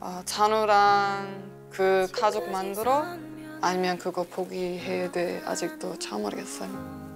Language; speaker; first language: Korean; non-native, learner; English